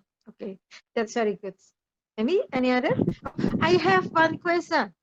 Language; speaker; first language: English; non-native, learner; Indonesian